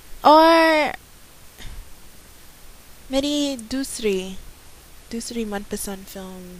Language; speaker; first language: Hindi; non-native, learner; English